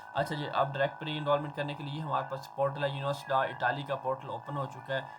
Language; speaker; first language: Urdu; non-native, local second language; Punjabi